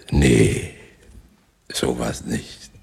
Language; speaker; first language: German; non-native, fluent; Swedish